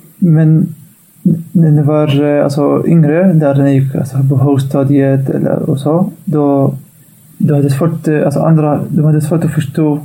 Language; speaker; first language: Swedish; non-native, fluent; Arabic